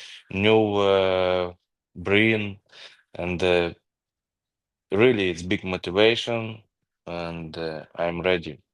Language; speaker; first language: English; non-native, learner; Ukrainian